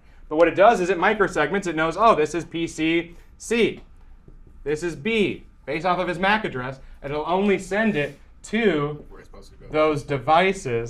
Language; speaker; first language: English; native; English